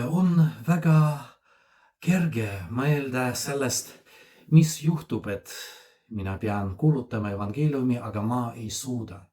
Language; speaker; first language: Estonian; non-native, fluent; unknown